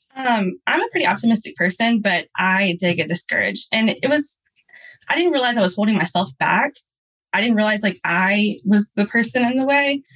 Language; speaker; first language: English; native; English